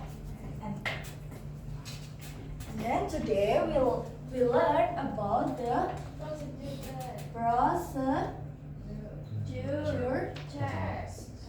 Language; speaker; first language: English; non-native, learner; Indonesian